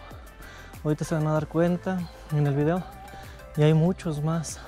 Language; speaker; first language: Spanish; native; Spanish